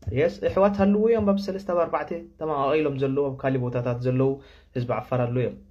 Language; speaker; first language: Tigrinya; non-native, local second language; Afar